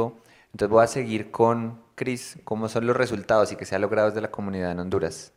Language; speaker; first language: Spanish; native; Spanish